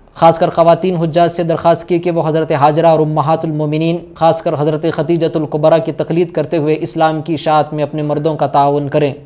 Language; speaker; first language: Urdu; native; Urdu